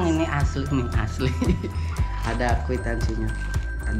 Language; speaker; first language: Indonesian; native; Indonesian